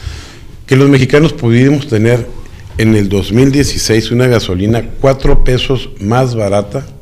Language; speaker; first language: Spanish; native; Spanish